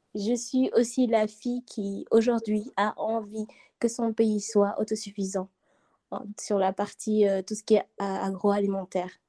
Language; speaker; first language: French; non-native, local second language; Wolof